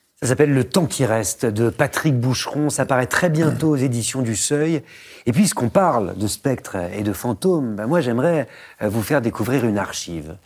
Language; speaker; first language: French; native; French